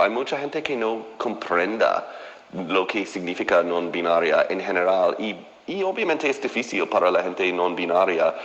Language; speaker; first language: Spanish; non-native, fluent; English